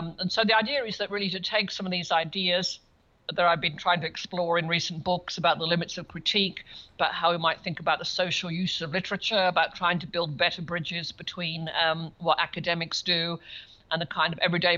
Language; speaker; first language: English; native; English